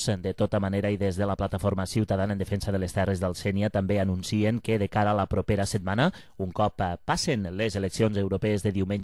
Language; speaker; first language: Catalan; native; Catalan